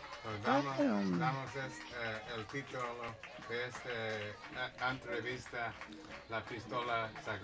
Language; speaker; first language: Spanish; non-native, learner; English